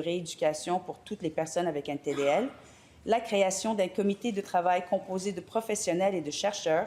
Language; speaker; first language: French; native; French